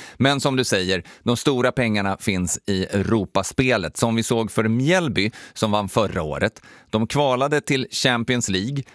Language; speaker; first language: Swedish; native; Swedish